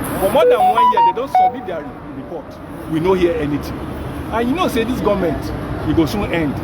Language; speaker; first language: Nigerian Pidgin; non-native, local second language; Yoruba